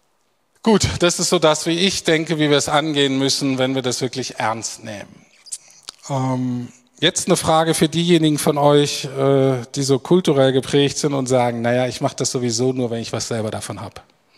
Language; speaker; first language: German; native; German